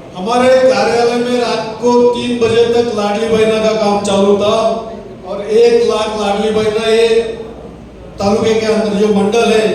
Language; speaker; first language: Hindi; non-native, local second language; Marathi